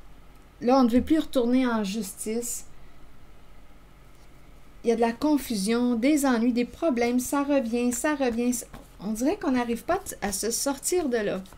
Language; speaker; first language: French; native; French